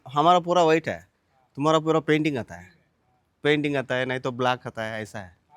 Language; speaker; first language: Hindi; non-native, local second language; Telugu